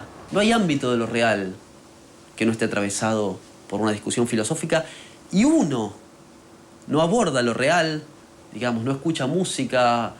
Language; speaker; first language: Spanish; native; Spanish